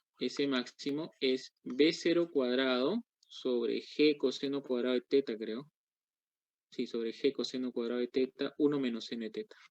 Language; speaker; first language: Spanish; native; Spanish